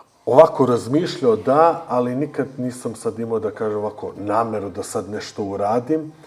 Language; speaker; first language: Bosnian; early bilingual, heritage; Bosnian